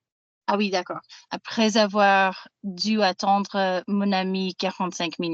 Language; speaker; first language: French; non-native, learner; English